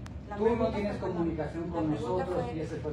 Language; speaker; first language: Spanish; native; Spanish